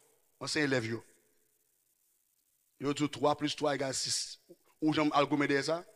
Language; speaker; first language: French; non-native, local second language; Haitian Creole